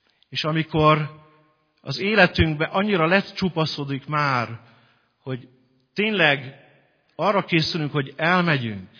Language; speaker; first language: Hungarian; native; Hungarian